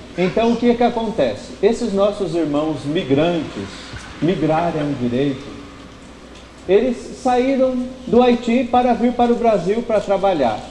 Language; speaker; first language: Portuguese; native; Portuguese